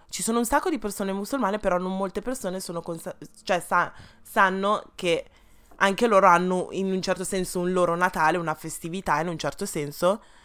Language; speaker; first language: Italian; early bilingual, other home language; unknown